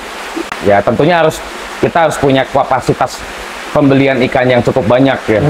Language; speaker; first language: Indonesian; native; Indonesian